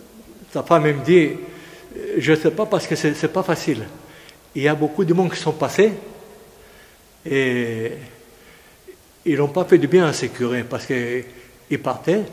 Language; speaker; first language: French; non-native, fluent; Greek